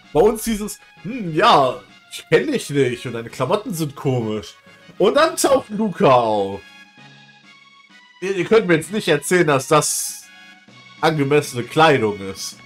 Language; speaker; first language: German; native; German